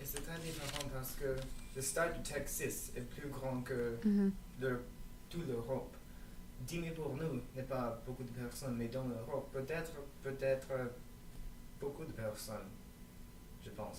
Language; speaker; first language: French; non-native, learner; English